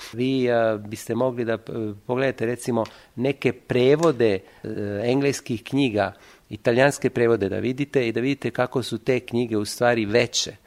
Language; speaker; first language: Serbian; non-native, fluent; Italian